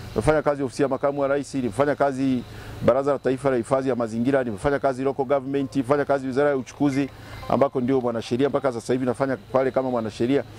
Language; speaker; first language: Swahili; native; Swahili